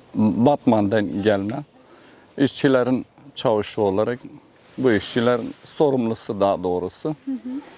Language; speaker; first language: Turkish; non-native, local second language; Kurdish